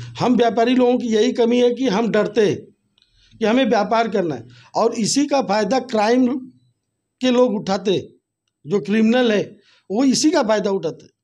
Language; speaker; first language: Hindi; native; Hindi